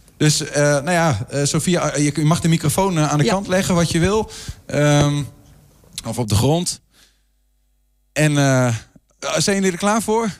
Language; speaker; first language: Dutch; native; Dutch